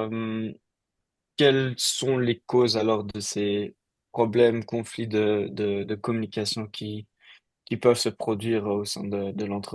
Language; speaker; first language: French; non-native, local second language; Dutch